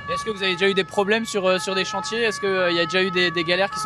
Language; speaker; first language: French; native; French